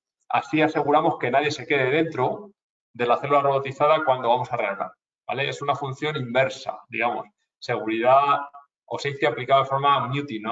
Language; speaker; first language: Spanish; native; Spanish